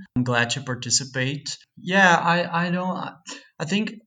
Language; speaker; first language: English; non-native, fluent; Portuguese